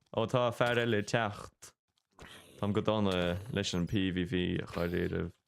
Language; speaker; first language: Irish; non-native, local second language; English